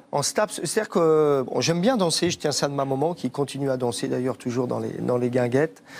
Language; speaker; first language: French; native; French